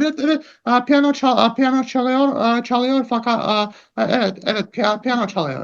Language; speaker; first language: Turkish; non-native, learner; Russian